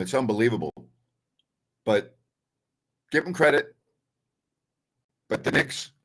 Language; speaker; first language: English; native; English